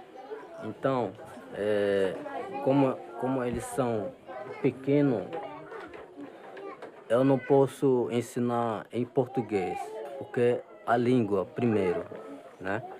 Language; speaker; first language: Portuguese; non-native, local second language; Guarani